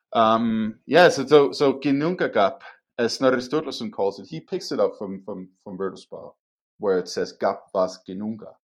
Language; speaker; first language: English; non-native, fluent; Danish